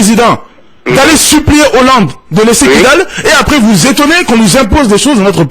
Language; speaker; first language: French; non-native, local second language; Bambara